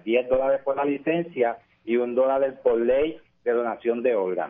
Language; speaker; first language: Spanish; native; Spanish